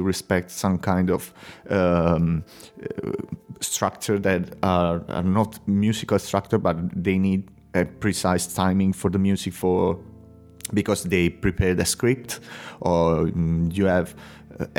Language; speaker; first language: English; non-native, fluent; Italian